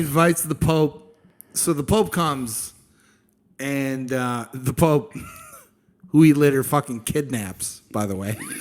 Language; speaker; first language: English; native; English